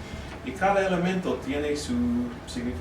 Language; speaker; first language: Spanish; non-native, fluent; English